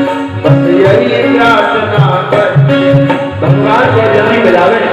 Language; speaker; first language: Hindi; native; Hindi